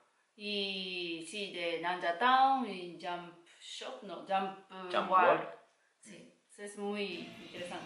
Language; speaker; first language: Spanish; non-native, learner; Japanese